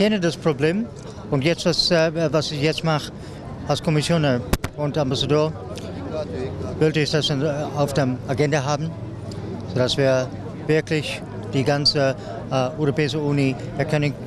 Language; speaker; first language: German; non-native, learner; Dutch